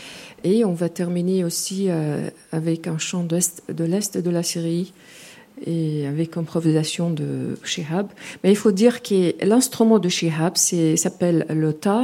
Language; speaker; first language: French; non-native, fluent; Arabic